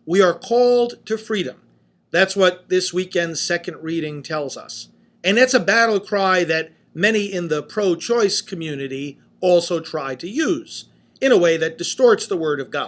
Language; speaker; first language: English; native; English